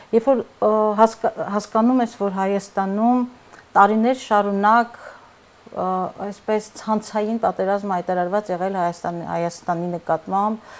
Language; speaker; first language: Armenian; native; Armenian